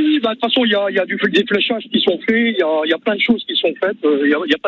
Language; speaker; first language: French; native; French